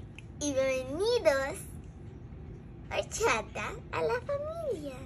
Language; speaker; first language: Spanish; early bilingual, heritage; Spanish